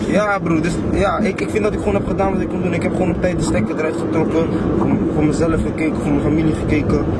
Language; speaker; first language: Dutch; early bilingual, other home language; Papiamento